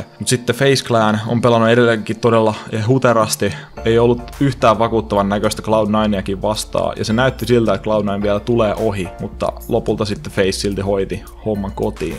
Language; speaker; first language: Finnish; native; Finnish